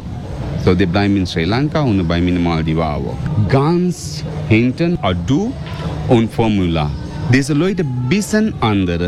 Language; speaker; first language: German; non-native, learner; Sinhala